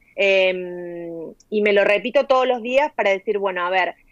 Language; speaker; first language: Spanish; native; Spanish